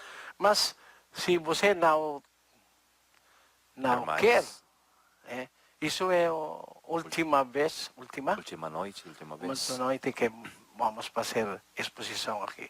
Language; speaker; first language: Portuguese; non-native, learner; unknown